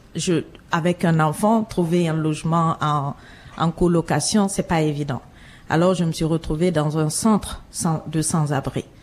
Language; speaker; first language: French; non-native, local second language; Fula